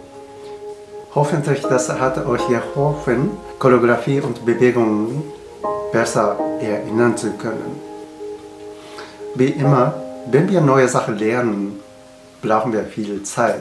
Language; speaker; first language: German; non-native, learner; Japanese